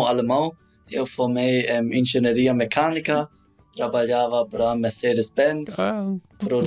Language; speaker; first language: Portuguese; non-native, learner; German